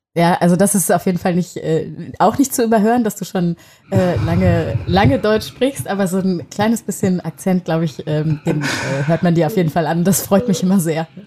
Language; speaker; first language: German; native; German